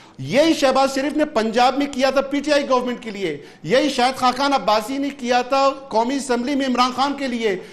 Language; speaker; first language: Urdu; non-native, local second language; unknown